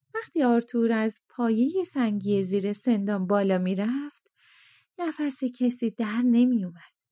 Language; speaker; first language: Persian; native; Persian